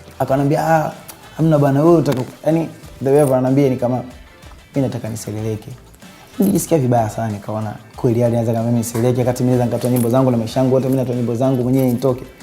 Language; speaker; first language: Swahili; native; Swahili